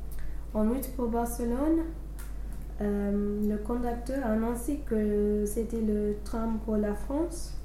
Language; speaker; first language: French; non-native, fluent; English